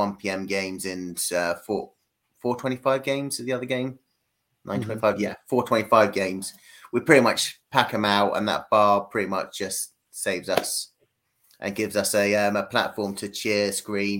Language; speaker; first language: English; native; English